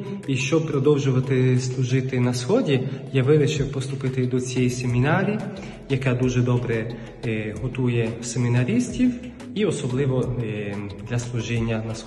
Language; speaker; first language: Ukrainian; non-native, fluent; Italian